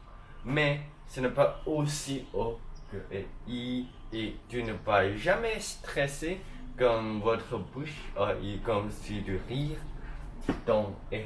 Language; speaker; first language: French; non-native, learner; Chinese